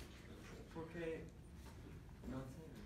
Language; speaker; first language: Spanish; non-native, learner; English